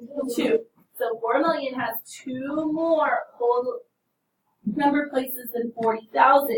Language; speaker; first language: English; native; English